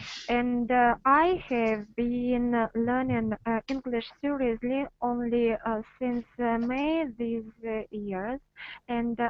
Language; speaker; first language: English; non-native, learner; Russian